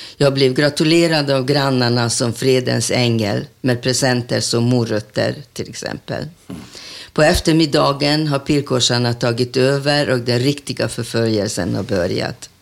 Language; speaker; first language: Swedish; non-native, fluent; Hungarian